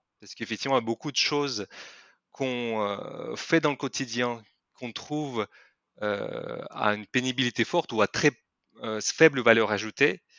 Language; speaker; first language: French; non-native, fluent; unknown